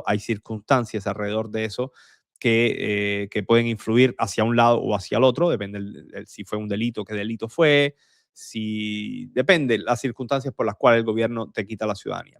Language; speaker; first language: Spanish; native; Spanish